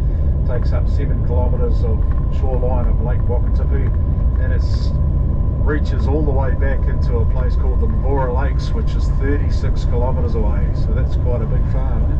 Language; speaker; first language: English; native; English